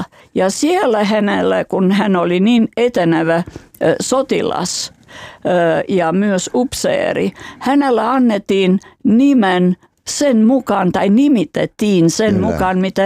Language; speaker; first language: Finnish; non-native, fluent; Albanian